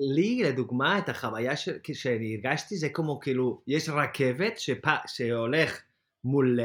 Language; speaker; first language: Hebrew; non-native, fluent; Spanish